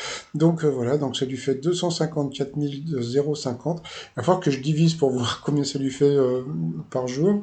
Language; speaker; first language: French; native; French